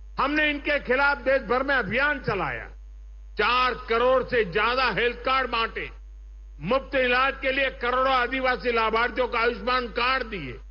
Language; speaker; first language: Hindi; non-native, local second language; Gujarati